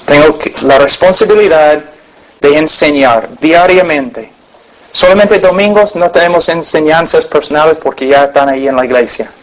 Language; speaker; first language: Spanish; non-native, fluent; English